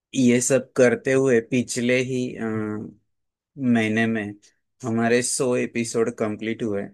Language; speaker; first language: Hindi; non-native, local second language; Marathi